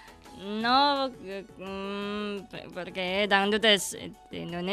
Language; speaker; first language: Catalan; non-native, learner; Indonesian